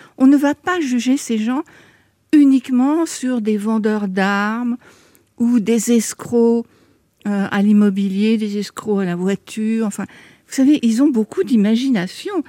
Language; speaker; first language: French; native; French